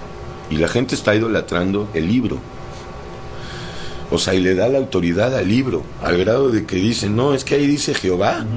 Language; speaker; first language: Spanish; native; Spanish